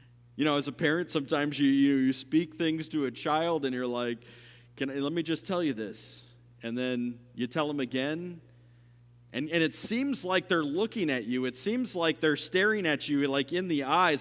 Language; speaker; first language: English; native; English